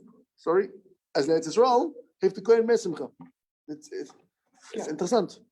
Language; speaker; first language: Dutch; non-native, learner; English